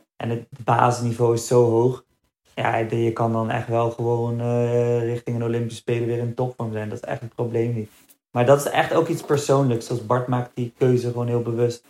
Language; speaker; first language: Dutch; early bilingual, other home language; Berber languages